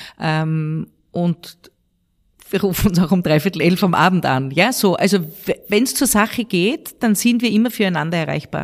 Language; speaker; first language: German; native; German